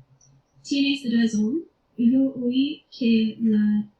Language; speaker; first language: Spanish; non-native, learner; English